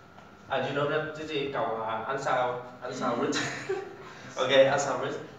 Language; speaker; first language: English; non-native, learner; Vietnamese